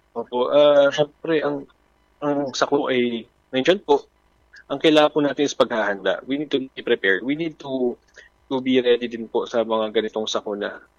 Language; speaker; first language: Filipino; native; Filipino